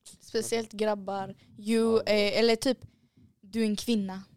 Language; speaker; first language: Swedish; early bilingual, other home language; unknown